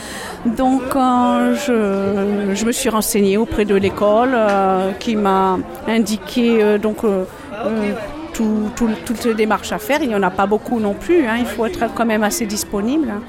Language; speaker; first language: French; native; French